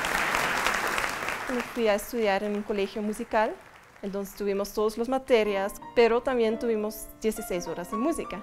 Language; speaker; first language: Spanish; non-native, fluent; Dutch